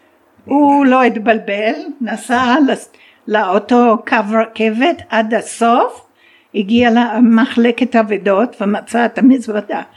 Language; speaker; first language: Hebrew; non-native, fluent; English